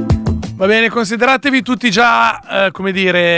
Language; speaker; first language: Italian; native; Italian